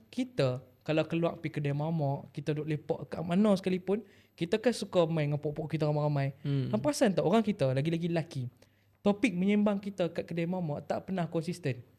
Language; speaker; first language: Malay; native; Malay